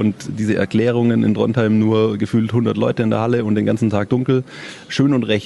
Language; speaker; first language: German; native; German